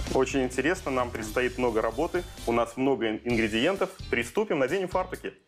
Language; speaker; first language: Russian; native; Russian